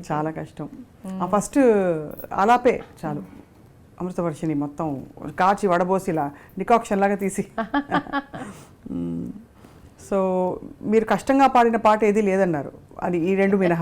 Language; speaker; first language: Telugu; native; Telugu